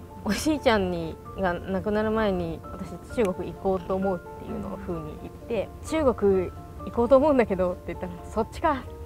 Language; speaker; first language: Japanese; native; Japanese